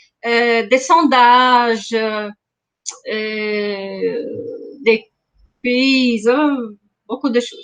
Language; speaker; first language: French; non-native, fluent; Portuguese